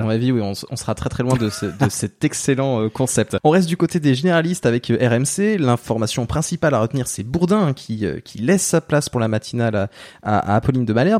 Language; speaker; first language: French; native; French